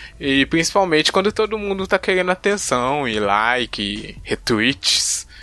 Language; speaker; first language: Portuguese; native; Portuguese